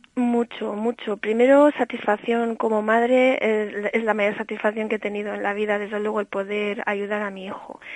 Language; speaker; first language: Spanish; early bilingual, heritage; Spanish